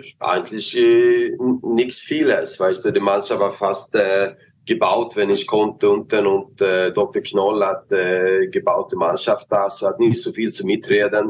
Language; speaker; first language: German; non-native, fluent; Swedish